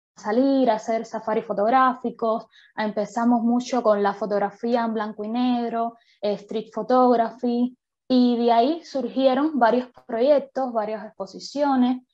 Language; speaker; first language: Spanish; native; Spanish